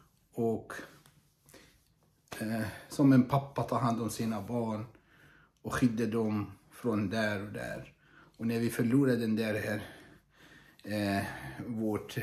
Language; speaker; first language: Swedish; non-native, fluent; Arabic